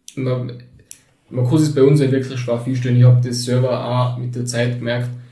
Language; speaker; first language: German; early bilingual, other home language; Turkish